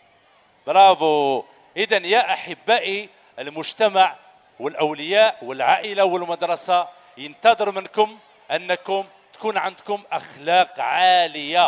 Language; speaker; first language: Arabic; native; Arabic